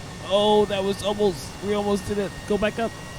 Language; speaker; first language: English; native; English